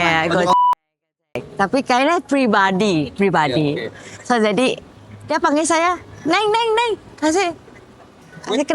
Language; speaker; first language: Indonesian; early bilingual, heritage; Indonesian